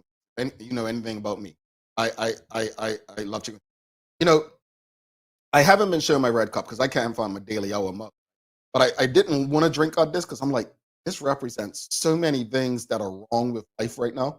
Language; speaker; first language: English; native; English